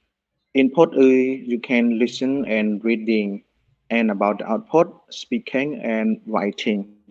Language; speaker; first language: English; non-native, learner; Khmer